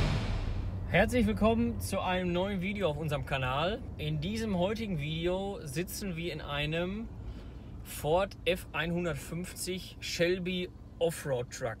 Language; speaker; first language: German; native; German